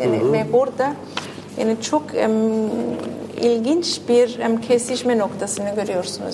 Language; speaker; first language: Turkish; non-native, fluent; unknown